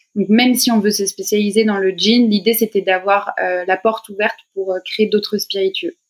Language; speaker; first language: French; native; French